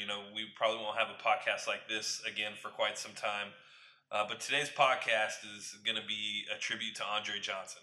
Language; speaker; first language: English; native; English